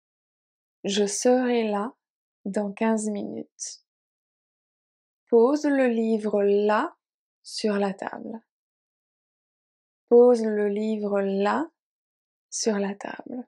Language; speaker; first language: French; native; French